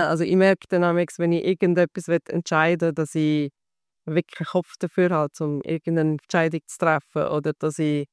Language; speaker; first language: German; native; German